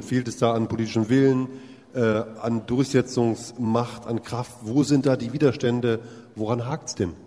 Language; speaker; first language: German; native; German